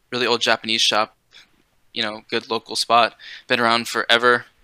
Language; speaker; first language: English; native; English